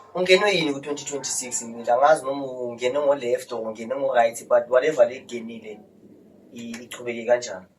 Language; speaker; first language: Zulu; native; Zulu